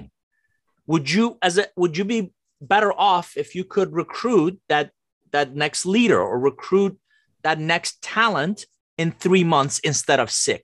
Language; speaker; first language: English; non-native, fluent; Persian